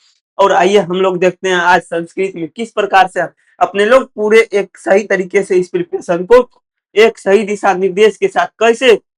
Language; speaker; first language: Hindi; native; Hindi